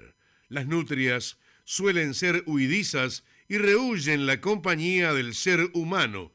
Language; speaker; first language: Spanish; native; Spanish